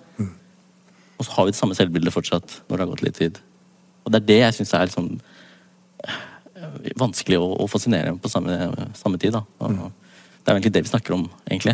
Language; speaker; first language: Norwegian; native; Norwegian